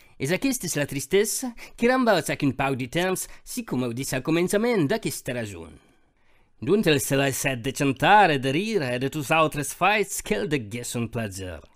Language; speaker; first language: Occitan; non-native, fluent; Polish